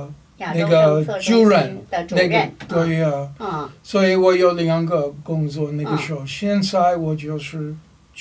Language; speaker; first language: Chinese; non-native, learner; English